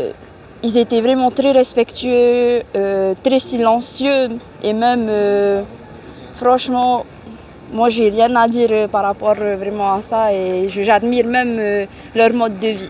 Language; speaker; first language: French; native; French